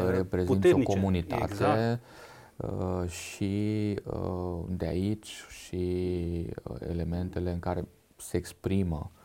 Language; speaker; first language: Romanian; non-native, local second language; Hungarian